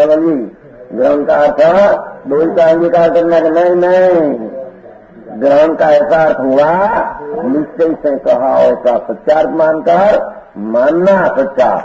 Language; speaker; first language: Hindi; non-native, local second language; Gujarati